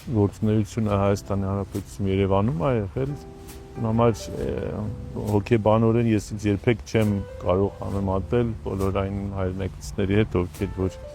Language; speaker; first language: Armenian; native; Armenian